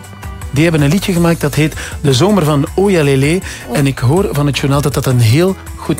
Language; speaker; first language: Dutch; native; Dutch